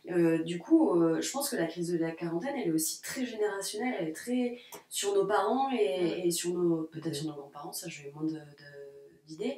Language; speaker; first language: French; native; French